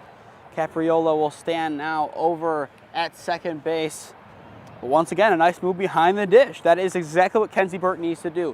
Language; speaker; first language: English; native; English